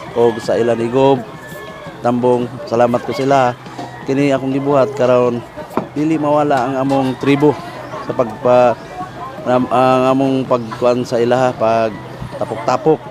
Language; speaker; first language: Cebuano; non-native, local second language; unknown